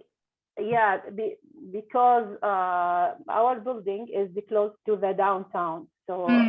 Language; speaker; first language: English; non-native, learner; Arabic